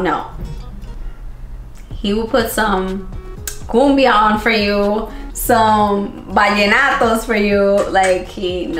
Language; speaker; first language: English; early bilingual, other home language; Spanish